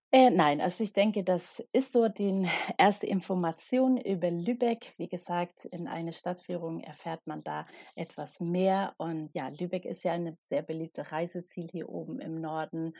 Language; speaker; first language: German; non-native, fluent; Swedish